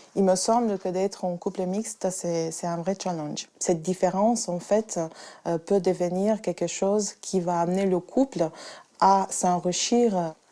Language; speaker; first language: French; non-native, fluent; Romanian